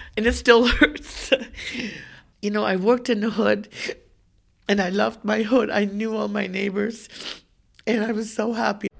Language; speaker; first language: English; native; English